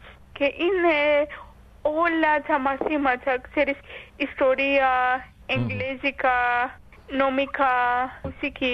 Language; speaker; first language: Greek; early bilingual, heritage; English